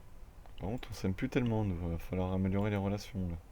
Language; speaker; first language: French; native; French